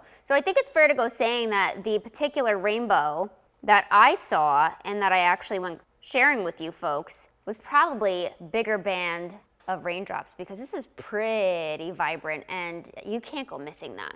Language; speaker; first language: English; native; English